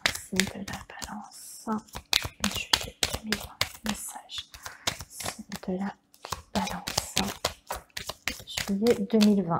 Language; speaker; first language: French; native; French